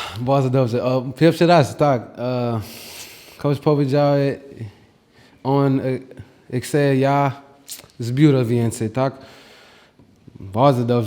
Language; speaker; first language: Polish; non-native, learner; English